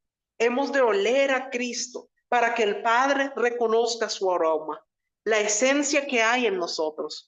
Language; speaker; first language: Spanish; native; Spanish